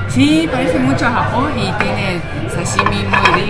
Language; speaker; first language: Spanish; non-native, fluent; Japanese